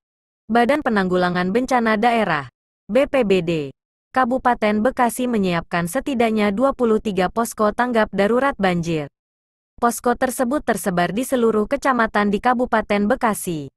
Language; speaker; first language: Indonesian; native; Indonesian